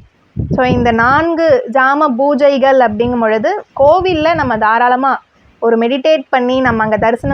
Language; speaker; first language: Tamil; native; Tamil